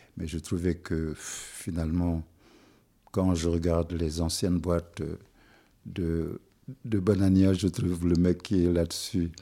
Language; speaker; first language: French; non-native, local second language; Wolof